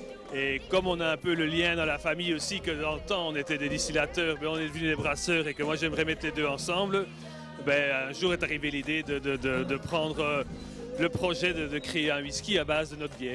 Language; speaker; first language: French; non-native, local second language; Dutch